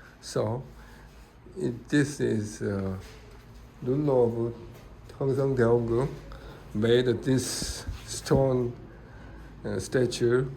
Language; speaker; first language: English; non-native, learner; Korean